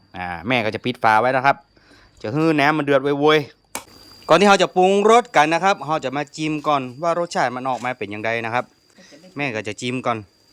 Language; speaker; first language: Thai; native; Thai